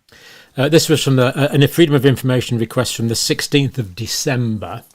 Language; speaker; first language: English; native; English